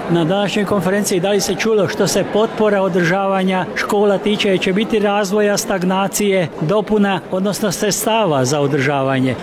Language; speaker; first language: Croatian; early bilingual, heritage; Croatian